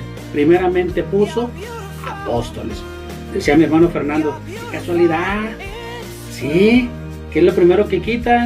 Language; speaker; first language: Spanish; native; Spanish